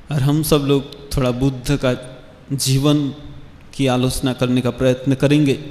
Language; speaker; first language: Hindi; non-native, local second language; Bangla